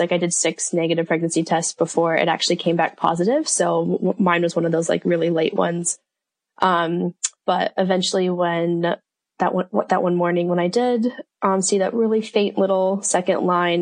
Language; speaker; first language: English; native; English